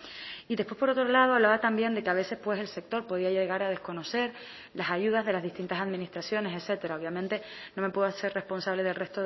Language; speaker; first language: Spanish; native; Spanish